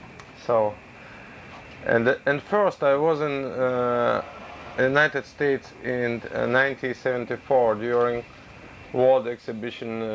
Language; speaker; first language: English; non-native, learner; Russian